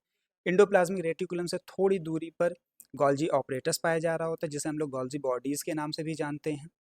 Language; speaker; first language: Hindi; native; Hindi